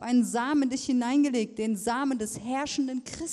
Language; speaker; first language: German; native; German